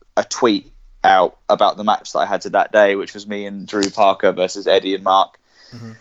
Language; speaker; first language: English; native; English